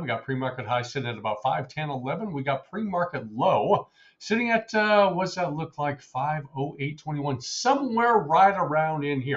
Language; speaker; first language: English; native; English